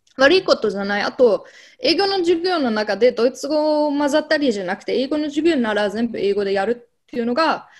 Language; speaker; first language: Japanese; non-native, fluent; German